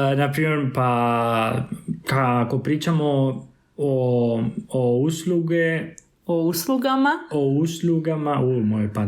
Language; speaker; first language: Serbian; non-native, fluent; Spanish